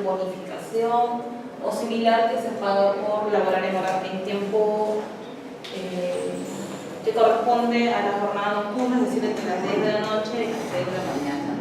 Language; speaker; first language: Spanish; native; Spanish